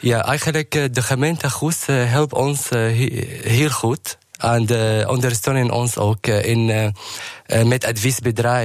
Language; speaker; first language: Dutch; non-native, learner; Arabic